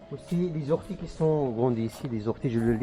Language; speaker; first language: French; non-native, learner; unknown